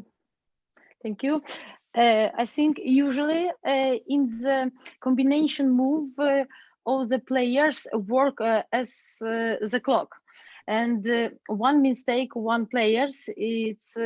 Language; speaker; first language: English; non-native, learner; Ukrainian